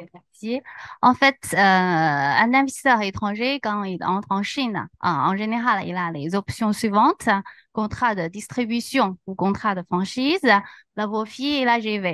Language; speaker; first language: French; non-native, fluent; Chinese